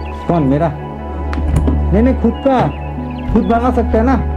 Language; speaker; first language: Hindi; non-native, local second language; Bangla